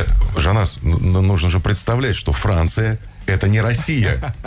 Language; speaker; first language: Russian; native; Russian